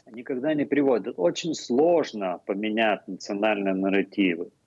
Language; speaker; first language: Russian; non-native, fluent; Lithuanian